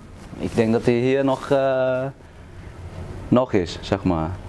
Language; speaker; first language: Dutch; non-native, fluent; Thai